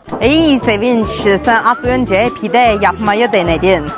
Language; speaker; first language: Turkish; non-native, learner; Chinese